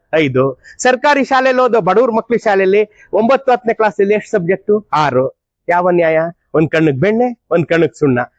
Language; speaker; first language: Kannada; native; Kannada